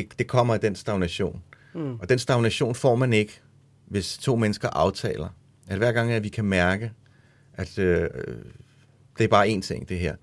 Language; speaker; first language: Danish; early bilingual, other home language; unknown